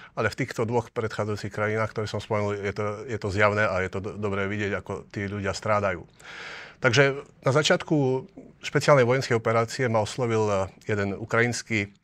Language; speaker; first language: Slovak; native; Slovak